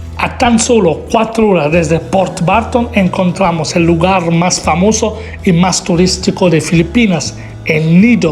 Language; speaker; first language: Spanish; non-native, fluent; Italian